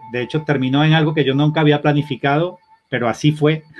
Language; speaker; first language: Spanish; native; Spanish